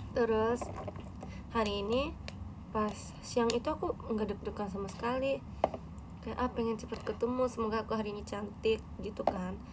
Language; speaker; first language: Indonesian; non-native, fluent; Japanese